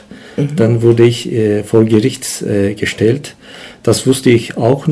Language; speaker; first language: German; non-native, learner; Turkish